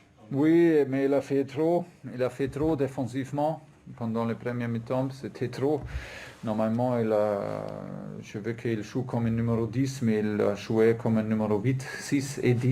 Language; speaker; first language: French; non-native, fluent; German